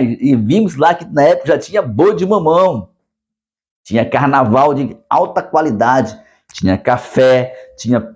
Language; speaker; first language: Portuguese; native; Portuguese